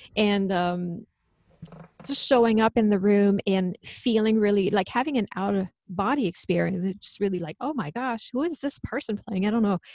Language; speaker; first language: English; non-native, fluent; French